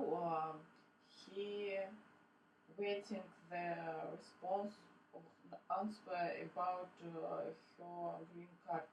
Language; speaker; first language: English; non-native, learner; Russian